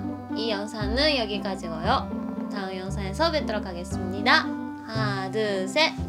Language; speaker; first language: Korean; non-native, learner; Japanese